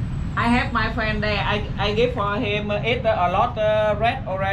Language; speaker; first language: English; non-native, learner; Vietnamese